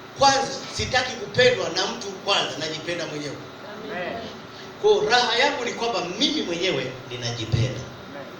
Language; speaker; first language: Swahili; native; Swahili